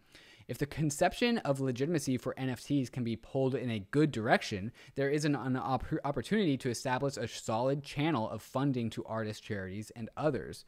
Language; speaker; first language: English; native; English